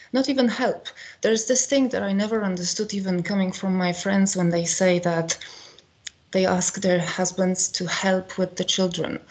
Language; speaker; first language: English; non-native, fluent; Polish